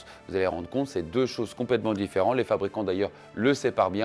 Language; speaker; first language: French; native; French